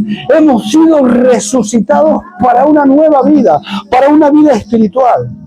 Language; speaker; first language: Spanish; native; Spanish